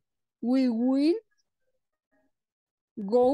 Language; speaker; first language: English; non-native, learner; Spanish